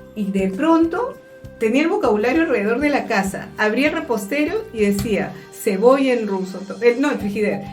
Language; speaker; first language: Spanish; native; Spanish